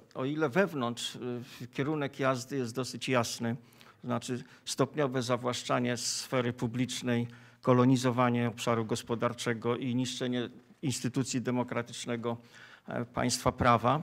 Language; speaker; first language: Polish; native; Polish